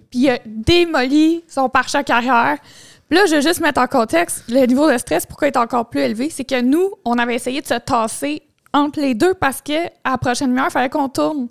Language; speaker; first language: French; native; French